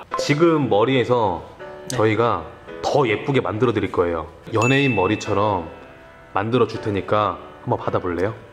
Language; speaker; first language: Korean; native; Korean